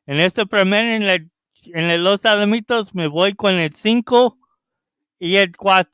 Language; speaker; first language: Spanish; early bilingual, heritage; Spanish